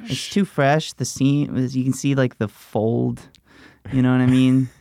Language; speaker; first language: English; native; English